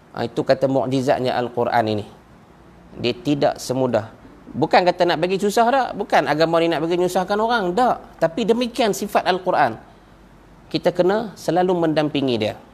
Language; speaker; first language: Malay; native; Malay